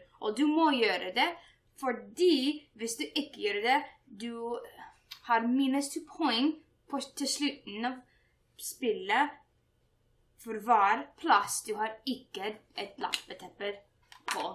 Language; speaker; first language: Norwegian; non-native, learner; English